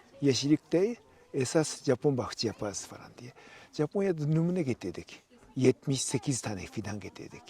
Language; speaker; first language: Turkish; non-native, fluent; Japanese